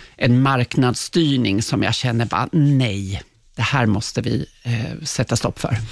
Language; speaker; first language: Swedish; native; Swedish